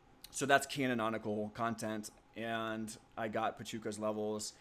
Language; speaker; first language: English; native; English